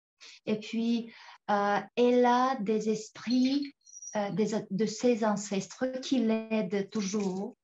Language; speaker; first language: French; non-native, fluent; Tuvinian